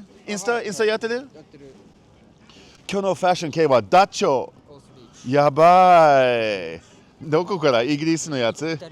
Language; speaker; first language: Japanese; non-native, learner; English